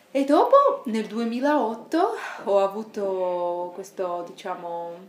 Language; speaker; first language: Italian; non-native, fluent; Georgian